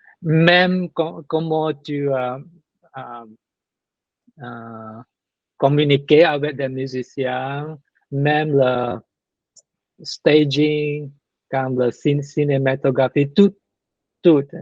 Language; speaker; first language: French; non-native, learner; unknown